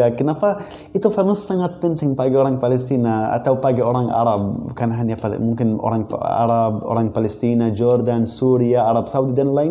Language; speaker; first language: Indonesian; non-native, learner; Arabic